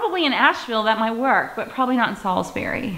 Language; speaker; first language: English; native; English